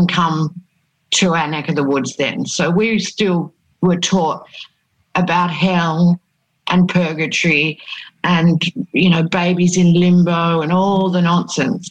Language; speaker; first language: English; native; English